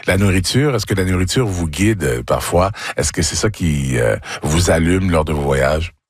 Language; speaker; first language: French; native; French